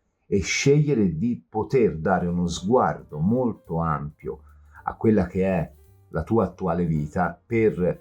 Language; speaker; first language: Italian; native; Italian